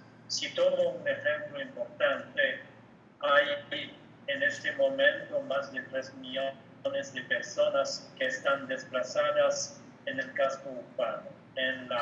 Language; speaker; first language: Spanish; non-native, fluent; French